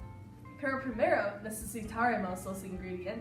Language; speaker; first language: Spanish; non-native, learner; English